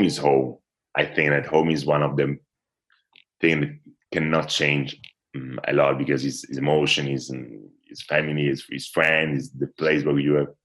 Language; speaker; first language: English; non-native, fluent; Italian